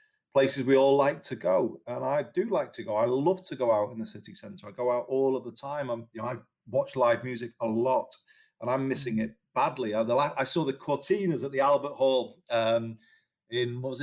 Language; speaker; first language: English; native; English